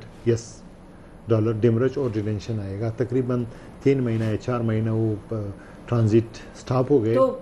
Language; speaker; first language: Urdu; non-native, learner; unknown